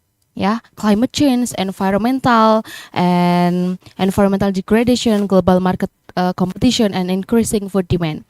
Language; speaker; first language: English; non-native, learner; Indonesian